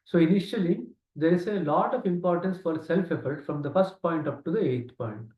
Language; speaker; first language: English; non-native, local second language; Kannada